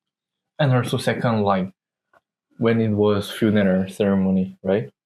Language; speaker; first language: English; non-native, learner; Korean